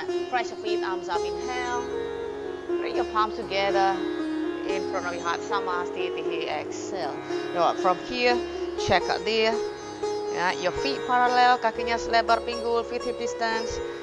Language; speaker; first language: English; non-native, fluent; Indonesian